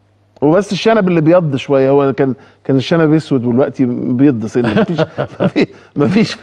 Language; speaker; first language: Arabic; native; Arabic